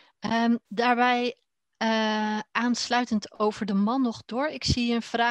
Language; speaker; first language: Dutch; native; Dutch